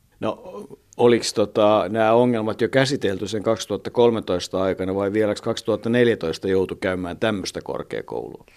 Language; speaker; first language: Finnish; native; Finnish